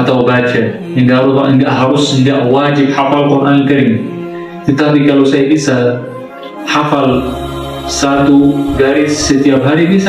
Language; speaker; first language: Indonesian; non-native, fluent; Arabic